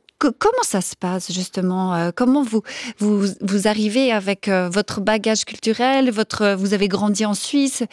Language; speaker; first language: French; native; French